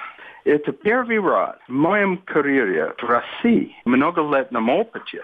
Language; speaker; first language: Russian; non-native, fluent; English